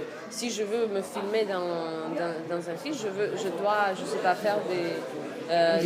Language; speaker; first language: French; non-native, fluent; Russian